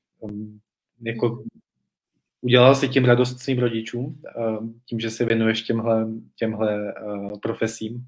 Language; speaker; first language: Czech; native; Czech